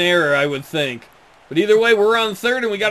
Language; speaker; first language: English; native; English